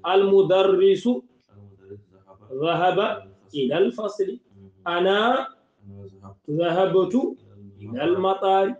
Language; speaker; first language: Arabic; non-native, fluent; Wolof